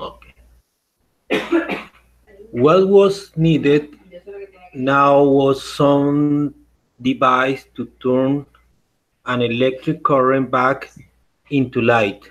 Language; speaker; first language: English; non-native, learner; Spanish